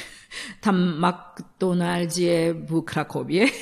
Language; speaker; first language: Polish; non-native, learner; Korean